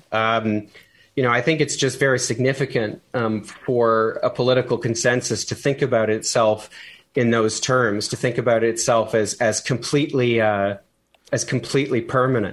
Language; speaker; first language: English; native; English